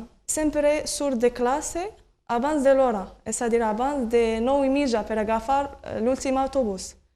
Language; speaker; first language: Catalan; non-native, learner; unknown